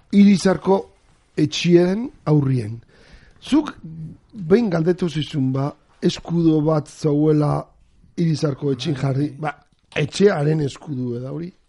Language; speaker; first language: Basque; native; Basque